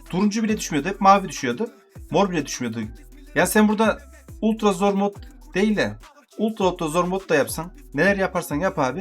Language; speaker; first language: Turkish; native; Turkish